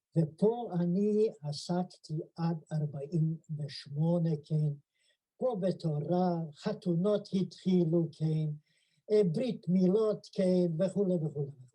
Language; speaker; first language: Hebrew; non-native, fluent; Yiddish